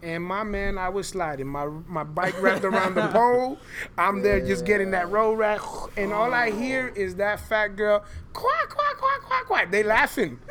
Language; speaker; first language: English; early bilingual, other home language; Spanish